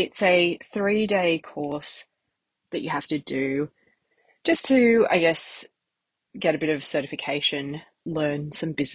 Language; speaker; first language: English; native; English